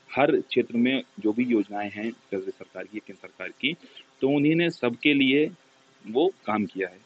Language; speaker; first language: Hindi; native; Hindi